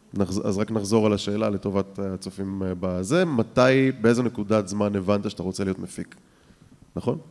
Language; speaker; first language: Hebrew; native; Hebrew